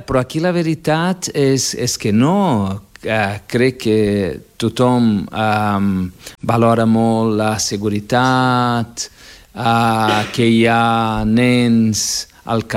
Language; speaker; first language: Catalan; non-native, fluent; Portuguese